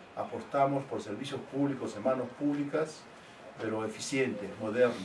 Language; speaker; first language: Spanish; native; Spanish